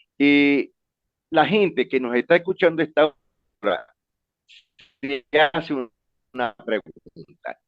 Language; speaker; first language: Spanish; native; Spanish